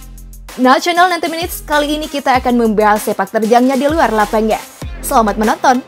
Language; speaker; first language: Indonesian; native; Indonesian